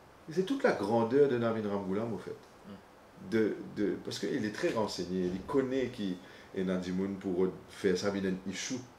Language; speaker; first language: French; non-native, local second language; Morisyen